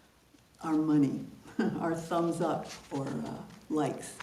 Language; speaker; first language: English; native; English